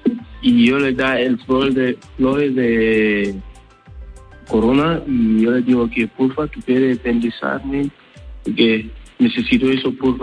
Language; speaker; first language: Spanish; non-native, learner; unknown